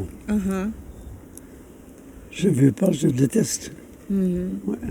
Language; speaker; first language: French; non-native, local second language; Dutch